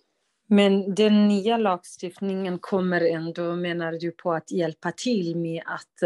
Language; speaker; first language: Swedish; non-native, fluent; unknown